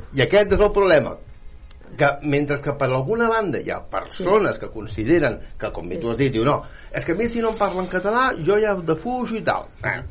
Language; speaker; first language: Catalan; native; Catalan